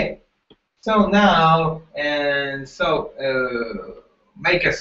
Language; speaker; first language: English; non-native, learner; Japanese